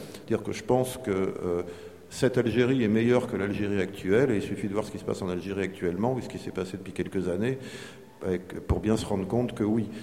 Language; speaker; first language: French; native; French